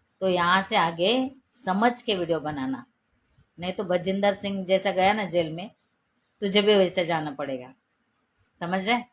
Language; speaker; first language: Hindi; non-native, local second language; Marathi